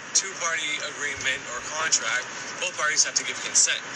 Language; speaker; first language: English; native; English